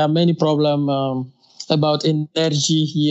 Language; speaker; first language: English; non-native, fluent; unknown